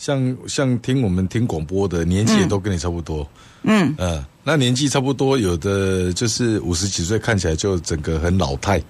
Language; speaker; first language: Chinese; native; Chinese